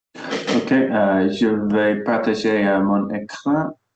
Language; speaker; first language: French; non-native, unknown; English